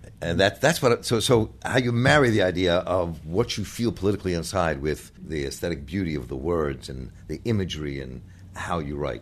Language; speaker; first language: English; native; English